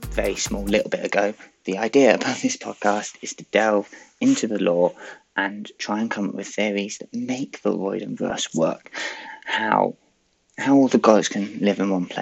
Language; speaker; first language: English; native; English